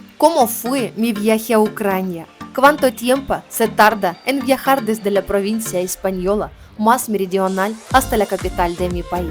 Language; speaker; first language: Spanish; non-native, learner; Ukrainian